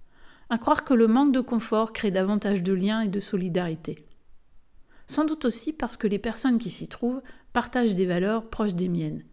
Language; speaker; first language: French; native; French